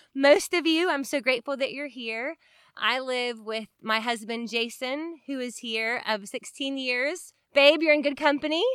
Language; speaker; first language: English; native; English